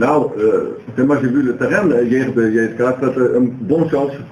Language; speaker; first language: French; non-native, learner; Dutch